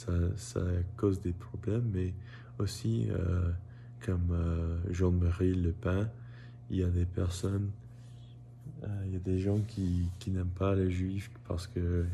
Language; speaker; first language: French; non-native, learner; English